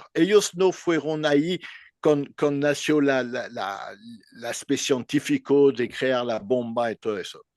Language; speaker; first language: Spanish; non-native, learner; French